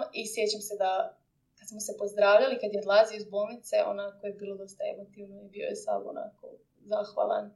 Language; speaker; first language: Croatian; native; Croatian